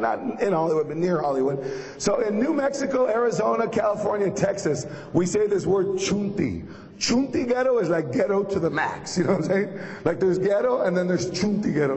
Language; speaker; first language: English; early bilingual, other home language; Spanish